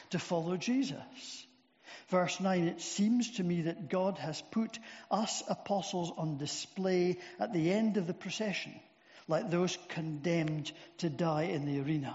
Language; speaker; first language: English; native; English